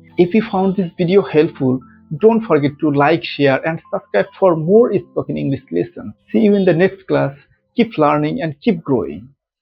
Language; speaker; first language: English; non-native, local second language; Bangla